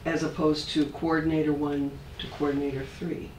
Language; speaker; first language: English; native; English